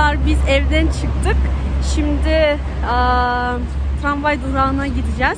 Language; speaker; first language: Turkish; non-native, learner; Kazakh